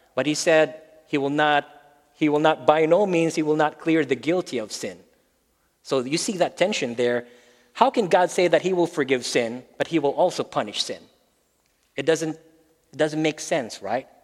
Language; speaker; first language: English; non-native, local second language; Filipino